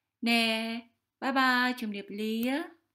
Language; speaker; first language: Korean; non-native, fluent; Khmer